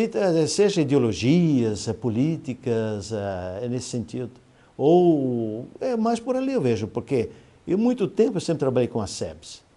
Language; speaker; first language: Portuguese; native; Portuguese